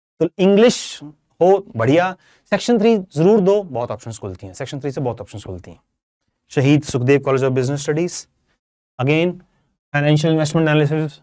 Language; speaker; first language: Hindi; non-native, local second language; Punjabi